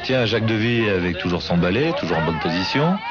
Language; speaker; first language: French; native; French